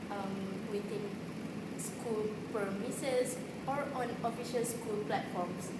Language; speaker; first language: English; non-native, local second language; Malay